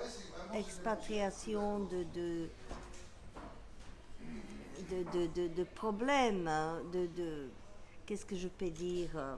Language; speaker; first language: French; non-native, fluent; Serbian